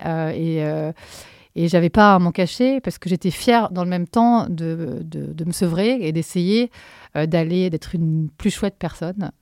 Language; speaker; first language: French; native; French